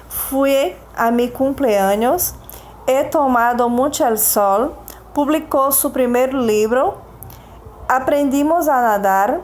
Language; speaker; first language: Spanish; non-native, fluent; Portuguese